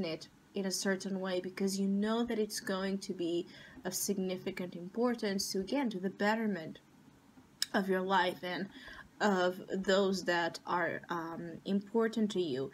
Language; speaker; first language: English; non-native, fluent; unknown